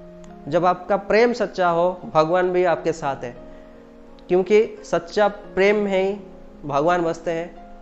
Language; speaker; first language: Hindi; non-native, local second language; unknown